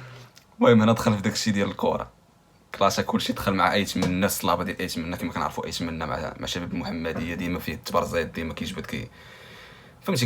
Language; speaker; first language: Arabic; native; Arabic